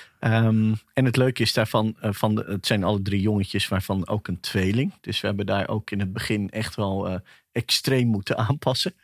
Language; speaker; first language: Dutch; early bilingual, other home language; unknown